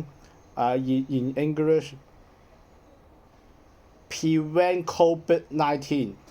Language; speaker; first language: English; non-native, learner; Cantonese